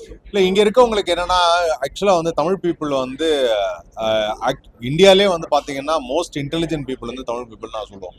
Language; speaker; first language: Tamil; native; Tamil